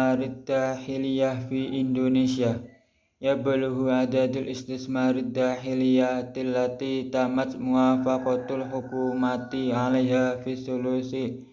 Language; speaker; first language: Arabic; non-native, learner; Indonesian